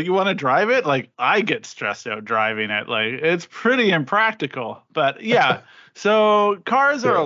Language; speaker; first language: English; native; English